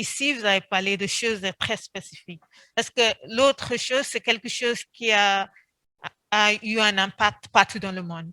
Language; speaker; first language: French; non-native, fluent; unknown